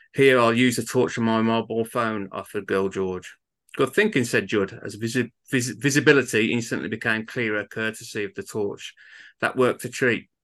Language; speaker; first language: English; native; English